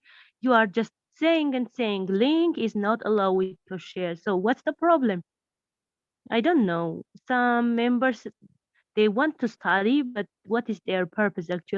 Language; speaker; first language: English; non-native, learner; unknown